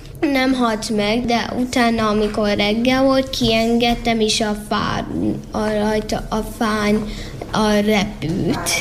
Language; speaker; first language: Hungarian; early bilingual, heritage; Hungarian